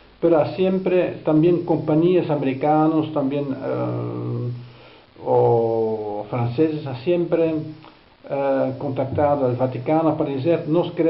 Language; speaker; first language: Spanish; non-native, fluent; Dutch